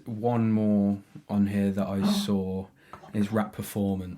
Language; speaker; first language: English; native; English